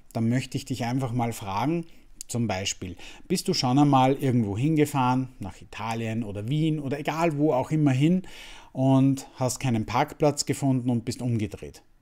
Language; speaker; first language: German; native; German